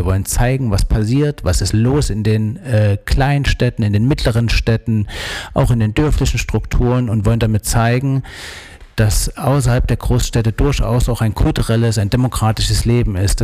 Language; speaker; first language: German; native; German